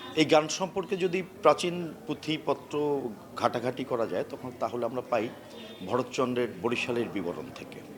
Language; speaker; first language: Bangla; native; Bangla